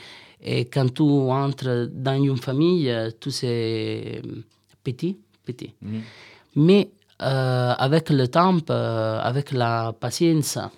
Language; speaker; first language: French; non-native, learner; Italian